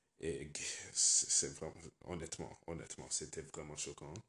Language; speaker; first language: French; non-native, learner; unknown